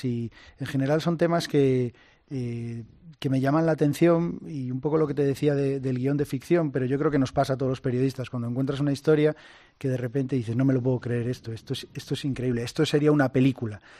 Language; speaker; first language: Spanish; native; Spanish